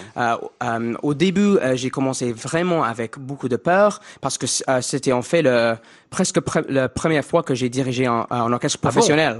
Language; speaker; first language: French; non-native, fluent; English